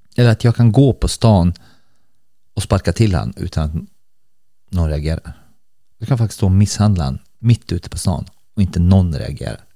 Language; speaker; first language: Swedish; early bilingual, other home language; Bosnian